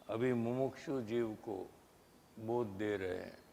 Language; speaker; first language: Hindi; non-native, local second language; Gujarati